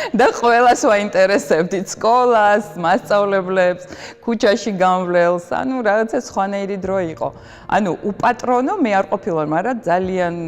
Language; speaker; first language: Georgian; early bilingual, heritage; Georgian